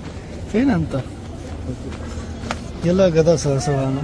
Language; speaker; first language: Arabic; non-native, learner; Urdu